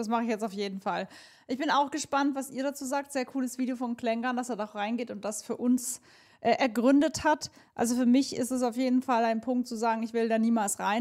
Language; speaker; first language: German; native; German